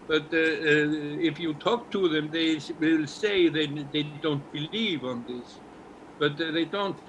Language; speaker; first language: English; non-native, learner; Icelandic